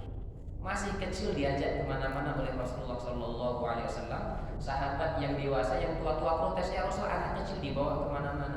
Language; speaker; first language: Indonesian; native; Indonesian